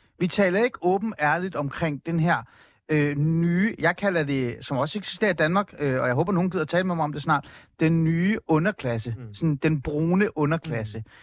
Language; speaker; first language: Danish; early bilingual, other home language; Persian